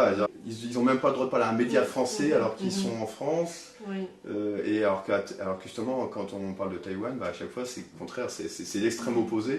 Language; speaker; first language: French; native; French